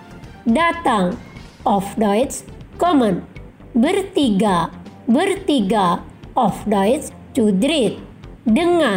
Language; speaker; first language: German; non-native, fluent; Indonesian